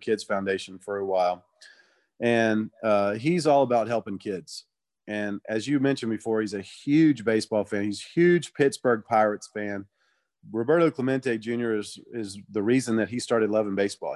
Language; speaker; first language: English; native; English